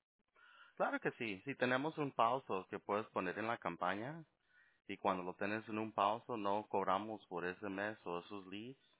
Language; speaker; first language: Spanish; early bilingual, heritage; Spanish